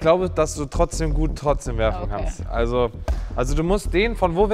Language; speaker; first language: German; native; German